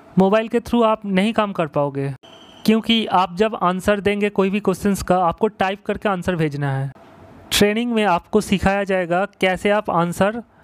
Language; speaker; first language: Hindi; non-native, local second language; Bangla